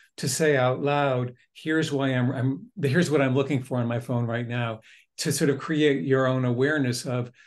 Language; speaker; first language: English; native; English